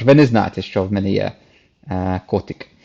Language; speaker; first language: Ukrainian; non-native, fluent; English